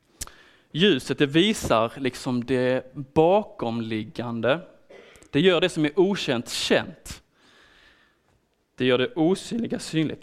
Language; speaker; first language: Swedish; native; Swedish